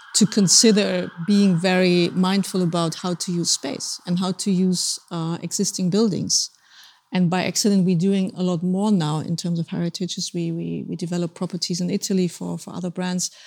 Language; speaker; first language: English; non-native, fluent; German